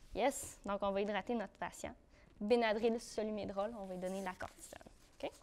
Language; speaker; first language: French; native; French